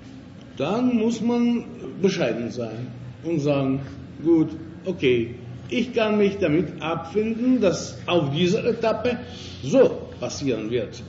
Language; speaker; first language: German; non-native, fluent; Russian